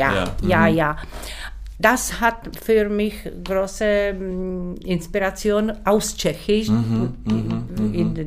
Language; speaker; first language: German; non-native, learner; Czech